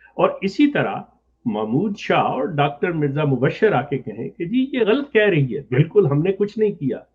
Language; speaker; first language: Urdu; non-native, local second language; Punjabi